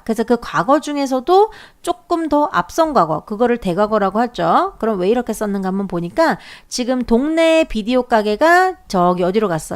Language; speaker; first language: Korean; native; Korean